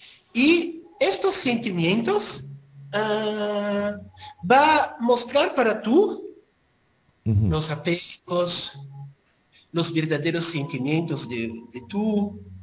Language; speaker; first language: Spanish; non-native, learner; Portuguese